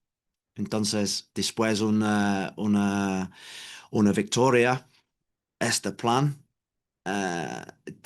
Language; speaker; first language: Spanish; non-native, learner; English